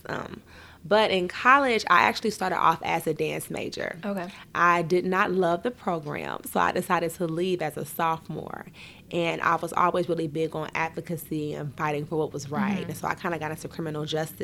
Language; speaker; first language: English; native; English